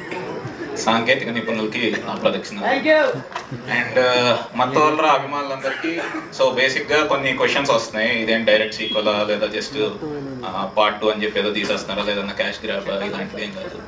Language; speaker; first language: Telugu; native; Telugu